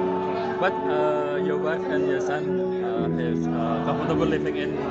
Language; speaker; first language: English; non-native, learner; Indonesian